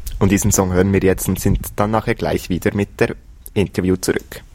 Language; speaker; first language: German; native; German